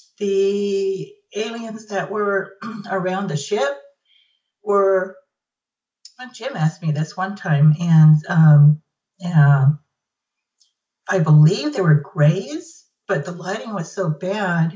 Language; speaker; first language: English; native; English